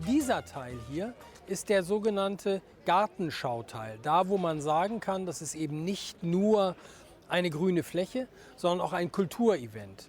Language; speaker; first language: German; native; German